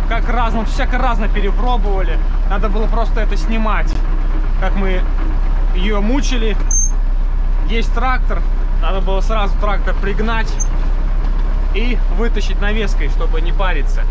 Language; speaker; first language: Russian; native; Russian